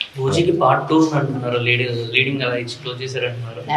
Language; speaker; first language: Telugu; native; Telugu